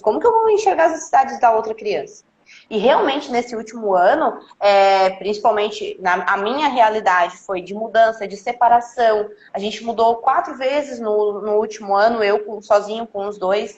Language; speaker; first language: Portuguese; native; Portuguese